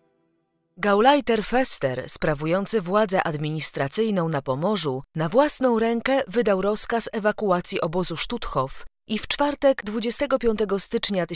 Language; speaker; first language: Polish; native; Polish